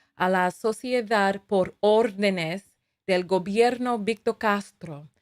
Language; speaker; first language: Spanish; non-native, learner; English